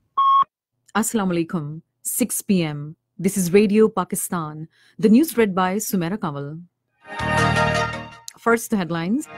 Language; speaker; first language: English; non-native, local second language; Urdu